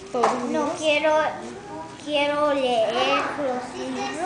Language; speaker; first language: Spanish; non-native, learner; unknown